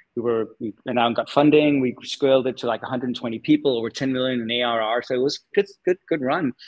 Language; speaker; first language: English; non-native, fluent; Danish